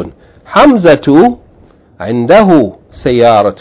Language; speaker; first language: Arabic; non-native, fluent; English